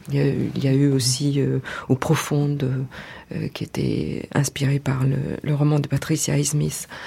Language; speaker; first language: French; native; French